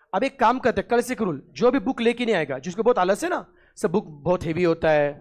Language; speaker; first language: Hindi; non-native, local second language; Marathi